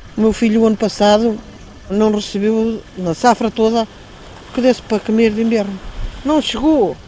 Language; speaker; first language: Portuguese; native; Portuguese